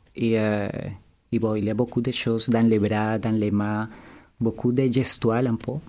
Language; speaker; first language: French; non-native, learner; Spanish